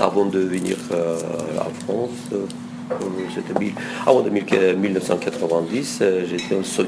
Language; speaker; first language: French; non-native, fluent; Russian